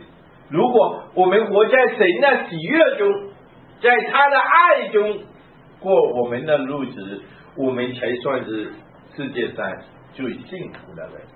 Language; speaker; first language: Chinese; native; Chinese